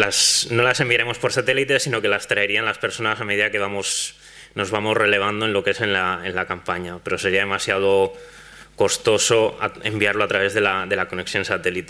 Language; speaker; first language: Spanish; non-native, local second language; Catalan